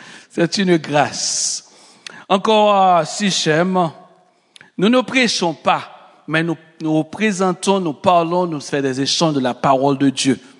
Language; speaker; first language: French; native; French